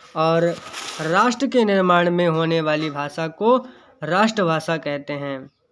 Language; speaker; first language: Hindi; native; Hindi